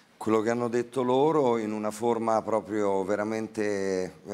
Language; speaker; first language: Italian; native; Italian